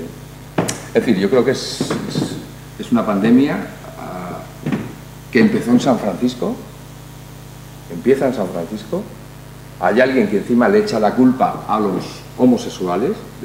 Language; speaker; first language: Spanish; native; Spanish